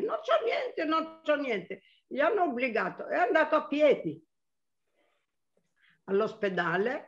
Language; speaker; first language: Italian; non-native, local second language; Arabic